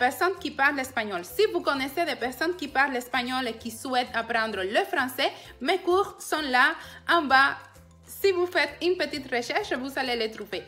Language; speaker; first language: French; non-native, fluent; Spanish